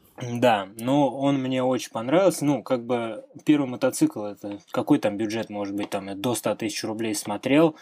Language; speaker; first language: Russian; native; Russian